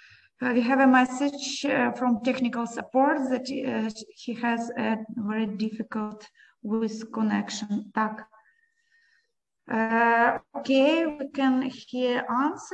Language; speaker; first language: English; non-native, learner; Ukrainian